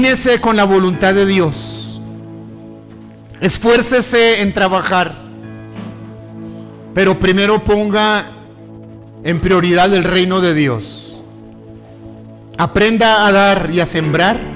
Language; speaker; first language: Spanish; native; Spanish